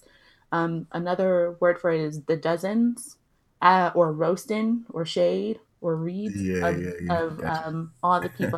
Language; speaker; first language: English; early bilingual, other home language; Yoruba